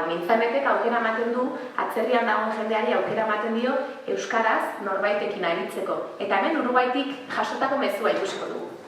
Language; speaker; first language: Basque; native; Basque